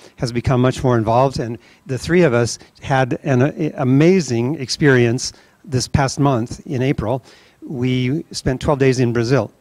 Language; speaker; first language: English; native; English